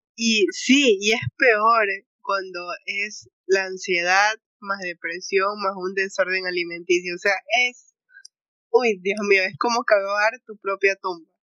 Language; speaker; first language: Spanish; native; Spanish